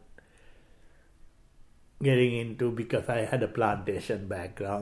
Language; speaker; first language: English; non-native, local second language; Sinhala